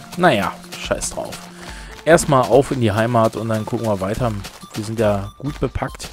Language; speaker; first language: German; native; German